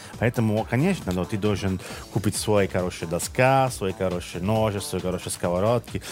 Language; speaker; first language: Russian; non-native, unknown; Italian